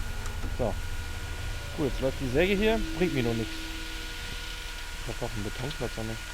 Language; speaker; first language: German; native; German